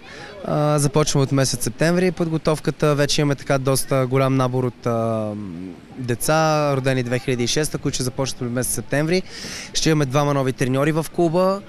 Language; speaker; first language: Bulgarian; native; Bulgarian